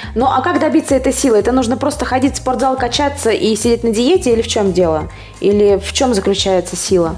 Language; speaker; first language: Russian; native; Russian